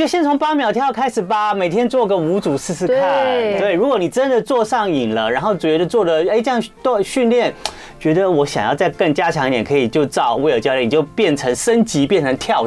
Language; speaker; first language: Chinese; native; Chinese